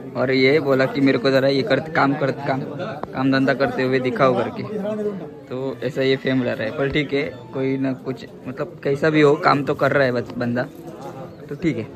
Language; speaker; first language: Hindi; non-native, local second language; Marathi